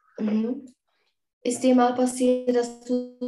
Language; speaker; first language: German; non-native, fluent; Czech